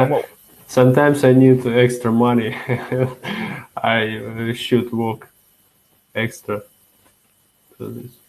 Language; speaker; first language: English; non-native, learner; Russian